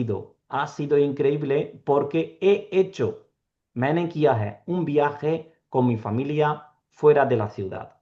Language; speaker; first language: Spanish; non-native, fluent; Urdu